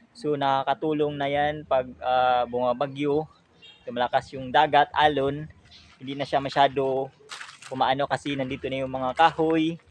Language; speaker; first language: Filipino; non-native, local second language; Cebuano